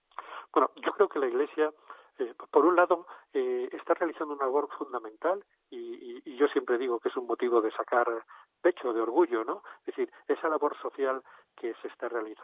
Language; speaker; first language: Spanish; native; Spanish